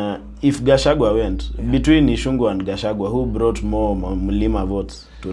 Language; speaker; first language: English; non-native, local second language; Swahili